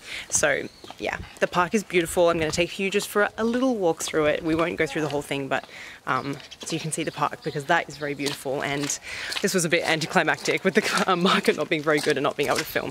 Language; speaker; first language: English; native; English